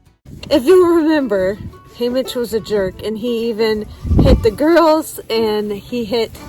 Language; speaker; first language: English; native; English